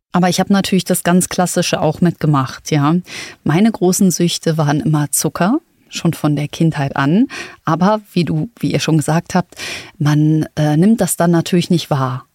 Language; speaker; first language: German; native; German